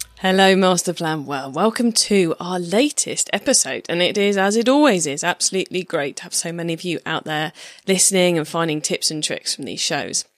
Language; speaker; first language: English; native; English